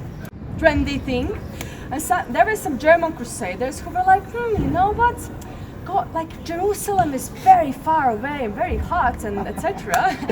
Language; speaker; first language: English; non-native, fluent; Latvian